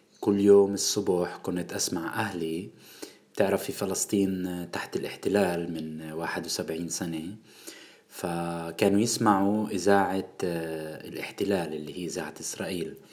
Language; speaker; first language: Arabic; native; Arabic